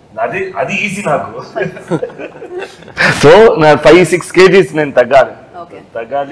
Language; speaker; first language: Telugu; non-native, learner; Tamil